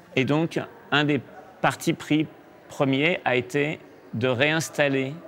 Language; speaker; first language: French; native; French